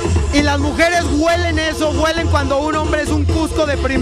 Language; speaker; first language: Spanish; native; Spanish